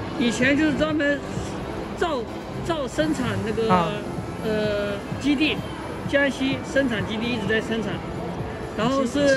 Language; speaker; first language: Chinese; native; Chinese